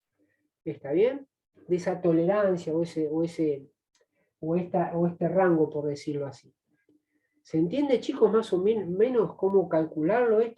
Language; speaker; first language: Spanish; native; Spanish